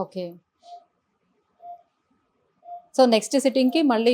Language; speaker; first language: Telugu; native; Telugu